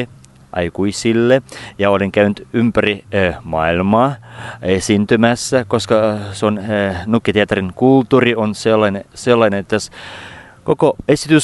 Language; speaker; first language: Finnish; non-native, fluent; Russian